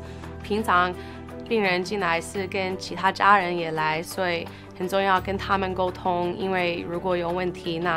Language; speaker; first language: Chinese; early bilingual, heritage; English